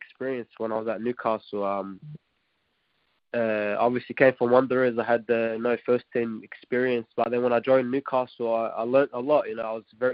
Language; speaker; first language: English; non-native, local second language; Arabic